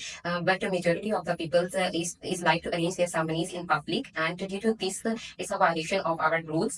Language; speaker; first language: English; non-native, learner; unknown